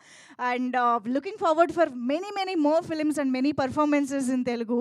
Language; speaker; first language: Telugu; native; Telugu